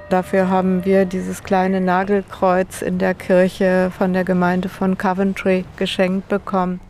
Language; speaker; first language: German; native; German